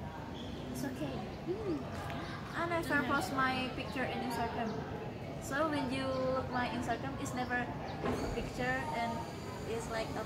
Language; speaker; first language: English; non-native, learner; Indonesian